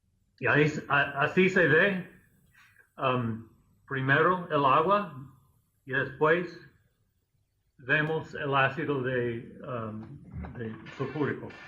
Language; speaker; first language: Spanish; non-native, fluent; English